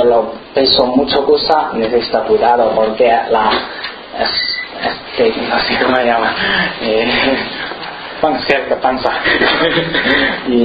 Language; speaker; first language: Spanish; non-native, learner; Chinese